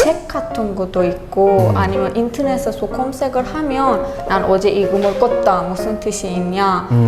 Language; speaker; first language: Korean; non-native, fluent; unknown